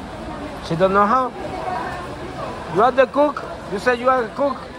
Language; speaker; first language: English; non-native, learner; Spanish